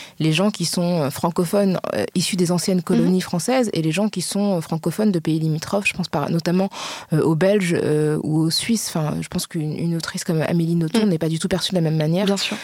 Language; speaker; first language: French; early bilingual, other home language; Wolof